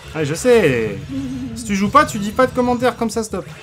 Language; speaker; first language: French; native; French